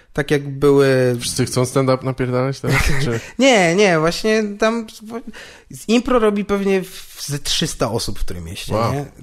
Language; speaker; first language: Polish; native; Polish